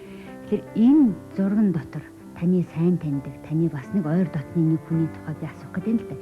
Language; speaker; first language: Mongolian; native; Mongolian